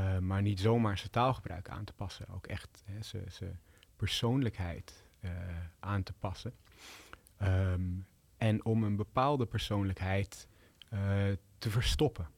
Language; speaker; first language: Dutch; native; Dutch